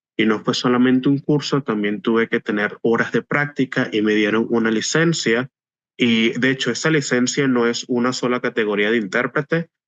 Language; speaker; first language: Spanish; native; Spanish